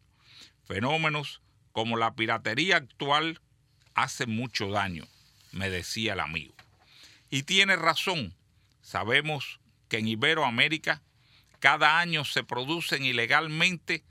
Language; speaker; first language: Spanish; native; Spanish